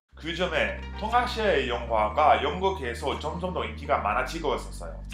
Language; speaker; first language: Korean; non-native, fluent; English